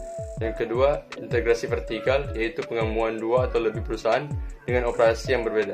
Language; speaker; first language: Indonesian; native; Indonesian